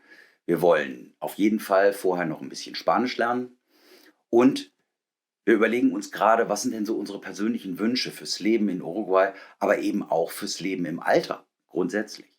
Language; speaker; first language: German; native; German